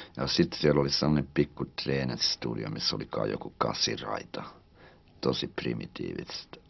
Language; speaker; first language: Finnish; early bilingual, heritage; Finnish